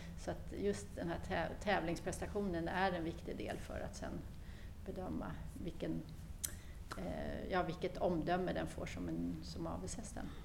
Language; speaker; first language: Swedish; native; Swedish